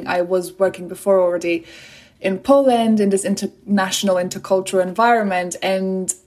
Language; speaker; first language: English; non-native, fluent; Polish